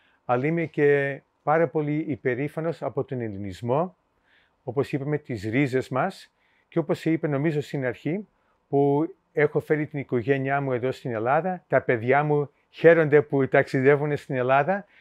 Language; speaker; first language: Greek; early bilingual, heritage; Greek